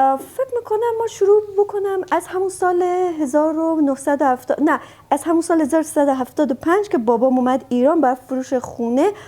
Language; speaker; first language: Persian; early bilingual, heritage; Persian